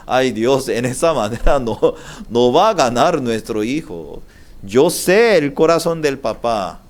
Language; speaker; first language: Spanish; non-native, learner; Korean